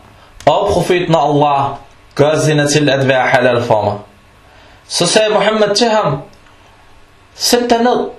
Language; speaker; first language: Danish; early bilingual, other home language; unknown